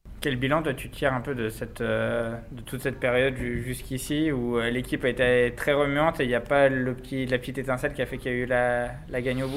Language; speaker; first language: French; native; French